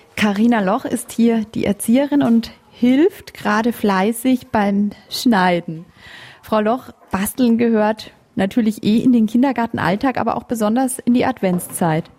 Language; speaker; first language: German; native; German